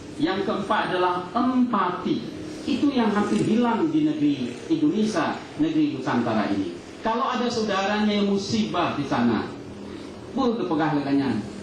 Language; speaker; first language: Indonesian; non-native, local second language; Achinese